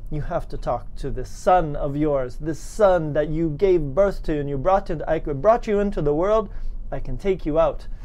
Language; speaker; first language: English; native; English